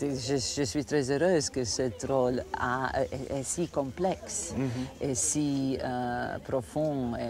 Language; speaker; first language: French; non-native, fluent; Croatian